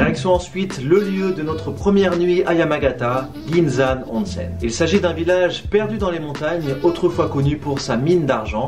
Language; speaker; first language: French; native; French